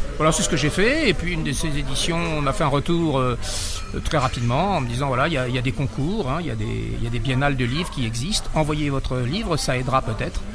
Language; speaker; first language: French; native; French